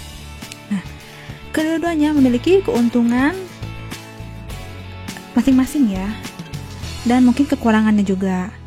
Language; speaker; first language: Indonesian; native; Indonesian